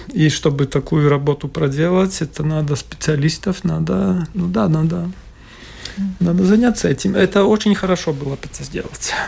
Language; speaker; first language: Russian; non-native, local second language; Latvian